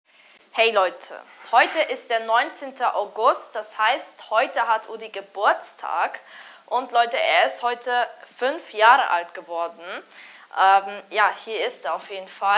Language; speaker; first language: German; early bilingual, other home language; Hungarian